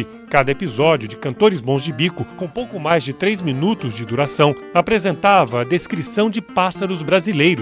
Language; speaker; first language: Portuguese; native; Portuguese